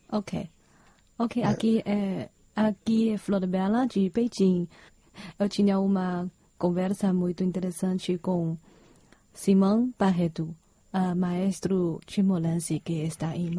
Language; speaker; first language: Portuguese; non-native, fluent; Chinese